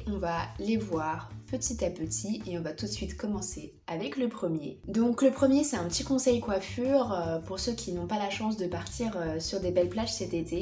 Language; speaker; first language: French; native; French